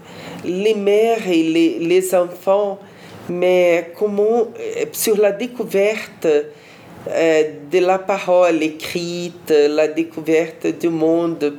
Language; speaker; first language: French; non-native, fluent; Portuguese